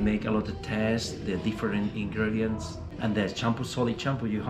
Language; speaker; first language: English; non-native, learner; Spanish